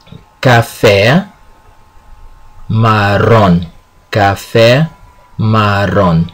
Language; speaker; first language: Spanish; non-native, fluent; Portuguese